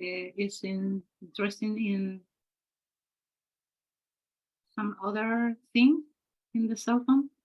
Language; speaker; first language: English; non-native, learner; Spanish